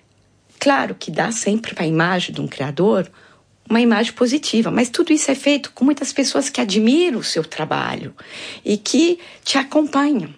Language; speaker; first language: Portuguese; non-native, fluent; French